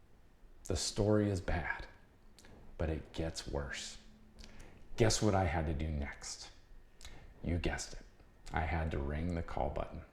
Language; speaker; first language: English; native; English